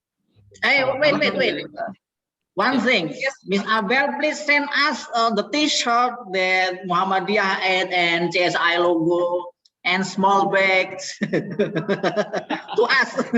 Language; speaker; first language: English; non-native, learner; Indonesian